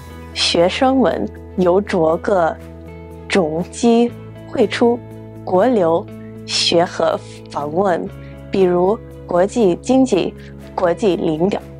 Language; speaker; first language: Chinese; non-native, fluent; English